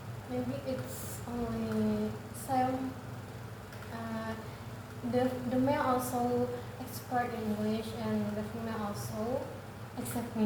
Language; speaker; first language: English; non-native, learner; Indonesian